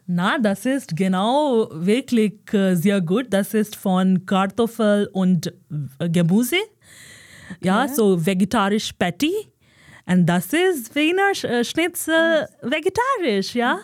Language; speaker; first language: German; non-native, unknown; Hindi